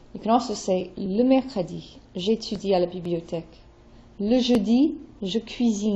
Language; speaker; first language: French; non-native, fluent; English